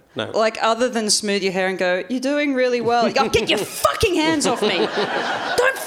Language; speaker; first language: English; native; English